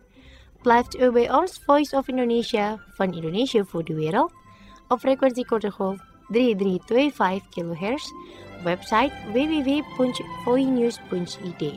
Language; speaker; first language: Dutch; non-native, learner; Indonesian